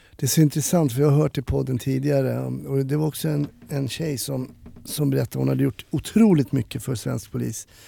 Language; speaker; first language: Swedish; native; Swedish